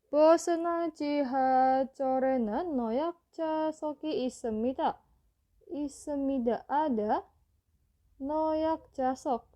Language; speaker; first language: Korean; non-native, learner; Indonesian